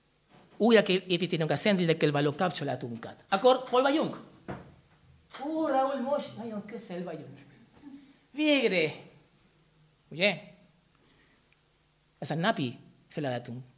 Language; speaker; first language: Hungarian; non-native, fluent; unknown